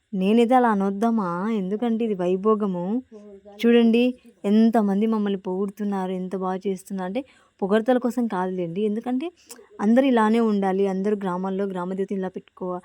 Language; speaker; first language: Telugu; native; Telugu